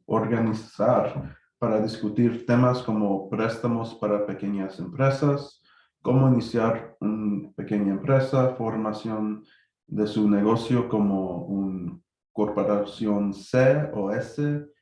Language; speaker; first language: Spanish; early bilingual, heritage; Spanish